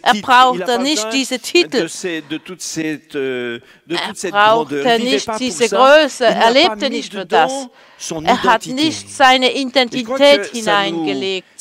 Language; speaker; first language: German; non-native, fluent; French